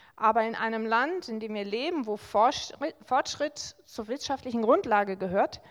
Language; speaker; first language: German; native; German